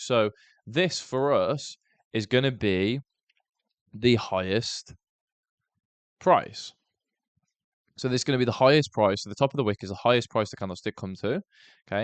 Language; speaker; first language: English; native; English